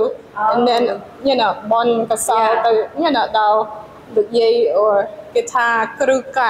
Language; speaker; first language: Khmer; early bilingual, heritage; Khmer